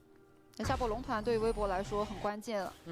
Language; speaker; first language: Chinese; native; Chinese